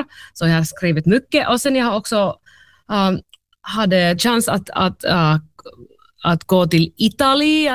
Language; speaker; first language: Swedish; non-native, learner; Finnish